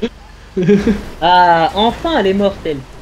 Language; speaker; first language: French; native; French